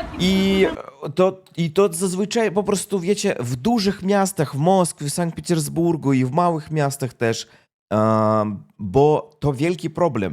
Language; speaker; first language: Polish; non-native, fluent; Russian